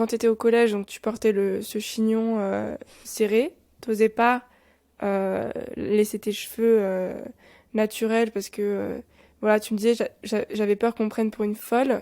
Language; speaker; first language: French; native; French